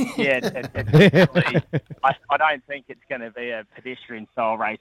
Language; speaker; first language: English; native; English